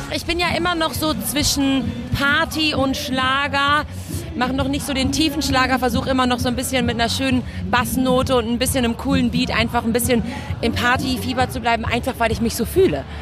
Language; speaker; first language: German; native; German